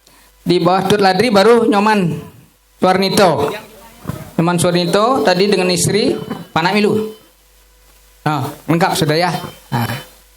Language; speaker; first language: Indonesian; non-native, local second language; Balinese